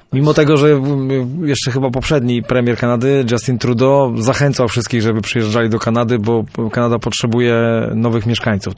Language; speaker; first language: Polish; native; Polish